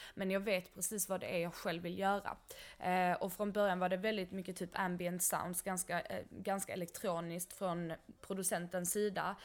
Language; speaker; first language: Swedish; native; Swedish